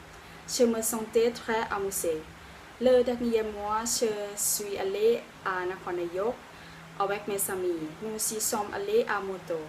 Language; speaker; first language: French; non-native, learner; Thai